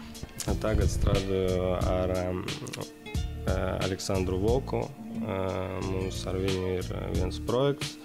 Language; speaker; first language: Latvian; non-native, local second language; Russian